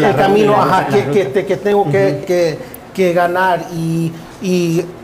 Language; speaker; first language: Spanish; early bilingual, heritage; Spanish